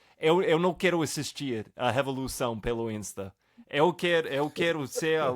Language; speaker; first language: Portuguese; non-native, fluent; English